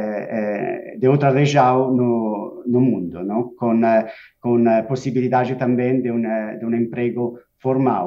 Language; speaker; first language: Portuguese; non-native, fluent; Spanish